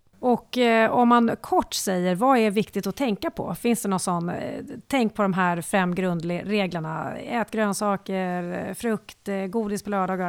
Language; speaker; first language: Swedish; native; Swedish